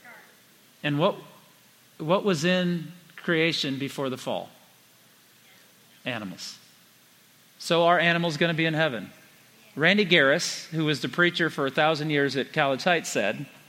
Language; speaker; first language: English; native; English